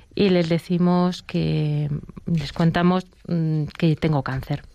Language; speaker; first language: Spanish; native; Spanish